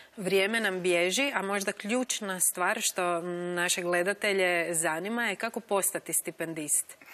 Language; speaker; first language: Croatian; native; Croatian